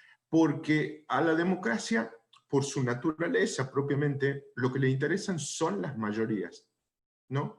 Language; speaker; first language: Spanish; native; Spanish